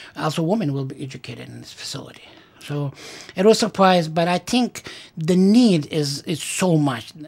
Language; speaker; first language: English; non-native, fluent; Pashto